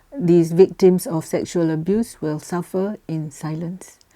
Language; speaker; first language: English; non-native, local second language; Malay